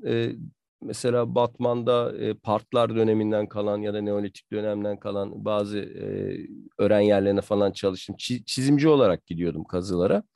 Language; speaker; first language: Turkish; native; Turkish